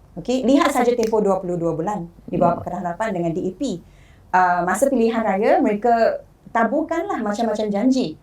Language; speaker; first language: Malay; non-native, local second language; Chinese